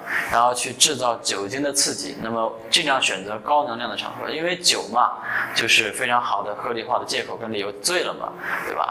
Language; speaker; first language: Chinese; native; Chinese